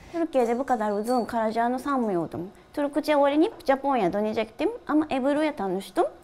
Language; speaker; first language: Turkish; non-native, fluent; Japanese